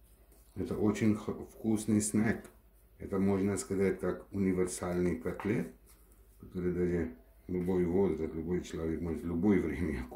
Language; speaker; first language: Russian; non-native, learner; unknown